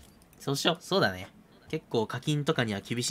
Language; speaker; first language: Japanese; native; Japanese